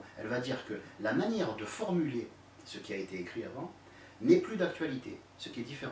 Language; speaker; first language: French; native; French